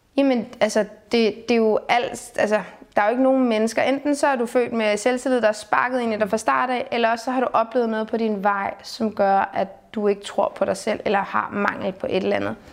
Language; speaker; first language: Danish; native; Danish